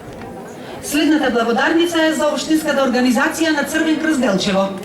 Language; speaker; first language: Macedonian; native; Macedonian